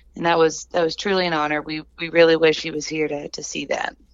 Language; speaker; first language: English; native; English